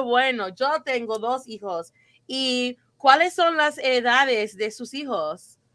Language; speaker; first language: Spanish; non-native, fluent; English